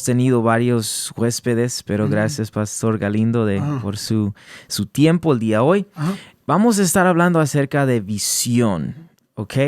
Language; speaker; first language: Spanish; early bilingual, heritage; English